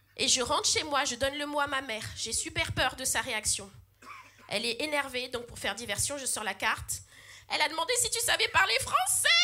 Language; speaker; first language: French; early bilingual, other home language; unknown